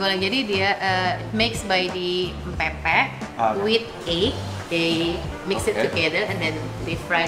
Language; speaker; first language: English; non-native, learner; Indonesian